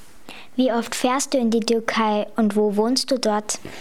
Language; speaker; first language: German; early bilingual, other home language; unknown